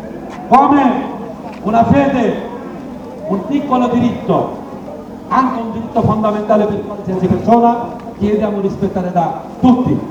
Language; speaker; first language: Italian; non-native, learner; Bangla